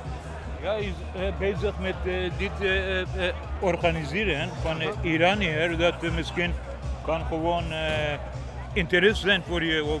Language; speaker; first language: Dutch; non-native, learner; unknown